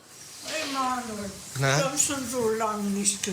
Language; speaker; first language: German; non-native, learner; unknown